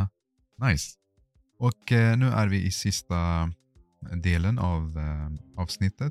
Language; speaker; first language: Swedish; non-native, fluent; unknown